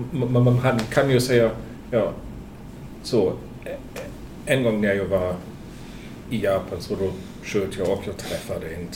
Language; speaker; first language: Swedish; non-native, fluent; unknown